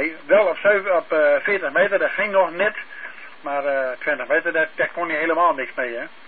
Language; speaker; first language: Dutch; native; Dutch